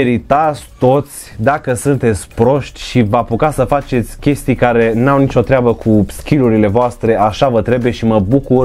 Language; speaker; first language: Romanian; native; Romanian